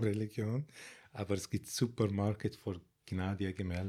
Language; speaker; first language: German; non-native, fluent; Arabic